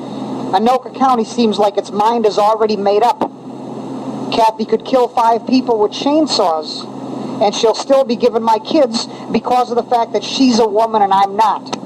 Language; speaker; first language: English; native; English